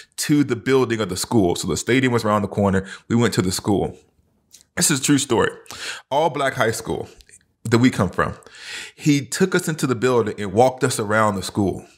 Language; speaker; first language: English; native; English